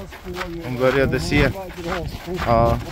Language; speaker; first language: Swedish; non-native, fluent; Turkish